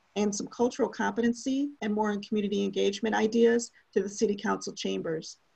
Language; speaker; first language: English; native; English